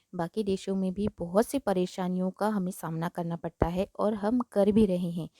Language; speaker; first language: Hindi; non-native, local second language; Marathi